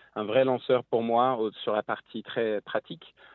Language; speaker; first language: French; native; French